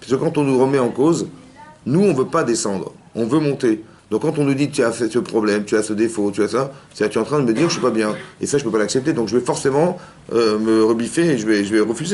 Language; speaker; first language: French; native; French